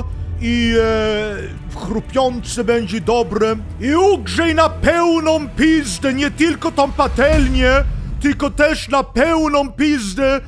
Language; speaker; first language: Polish; non-native, learner; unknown